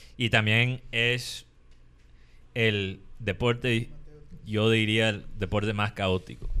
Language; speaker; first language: Spanish; non-native, fluent; English